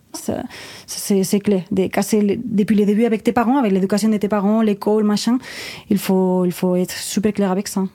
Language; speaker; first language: French; non-native, fluent; Spanish